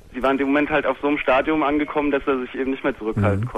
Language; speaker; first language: German; native; German